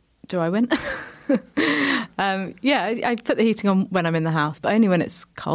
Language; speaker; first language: English; native; English